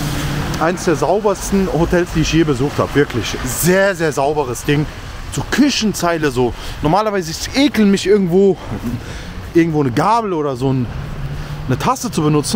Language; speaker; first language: German; native; German